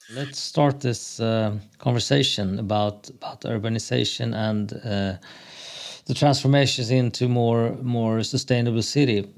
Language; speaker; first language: English; non-native, fluent; Swedish